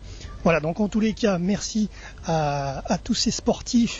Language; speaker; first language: French; native; French